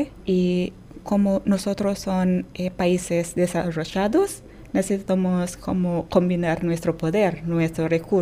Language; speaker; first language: Spanish; non-native, fluent; Indonesian